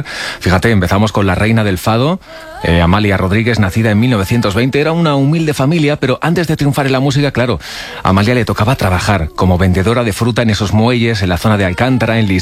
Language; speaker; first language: Spanish; native; Spanish